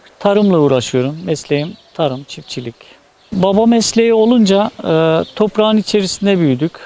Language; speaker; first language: Turkish; native; Turkish